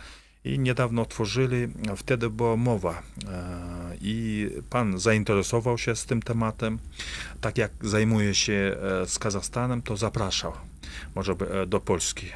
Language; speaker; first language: Polish; non-native, fluent; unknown